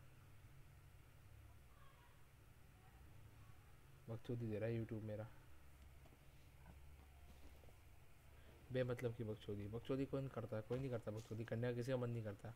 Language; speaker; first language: Hindi; native; Hindi